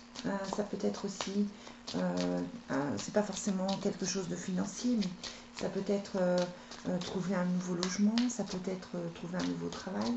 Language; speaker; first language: French; native; French